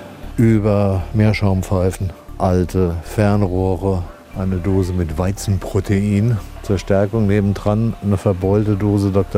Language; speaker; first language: German; native; German